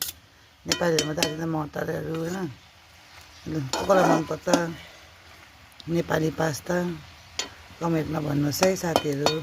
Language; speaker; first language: Nepali; native; Nepali